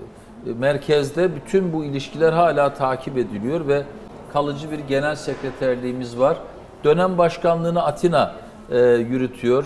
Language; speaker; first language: Turkish; native; Turkish